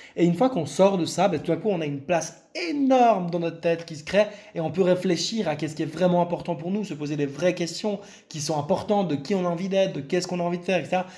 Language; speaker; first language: French; non-native, local second language; Arabic